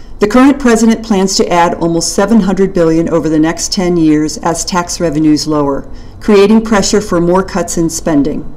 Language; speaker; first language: English; native; English